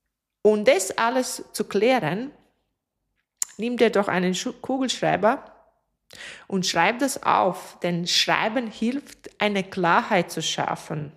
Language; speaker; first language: German; non-native, fluent; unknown